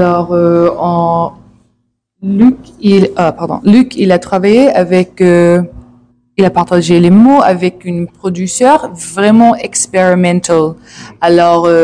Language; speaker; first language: French; non-native, learner; English